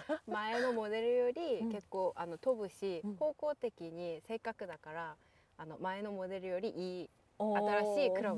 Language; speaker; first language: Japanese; non-native, learner; Korean